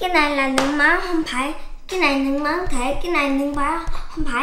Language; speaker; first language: Vietnamese; early bilingual, heritage; Korean